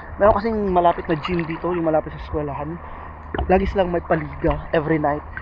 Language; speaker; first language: Filipino; non-native, local second language; Cebuano